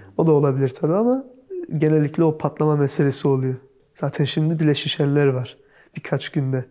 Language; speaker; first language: Turkish; early bilingual, heritage; Turkish